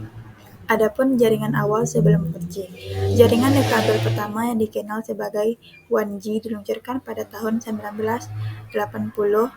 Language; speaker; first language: Indonesian; native; Indonesian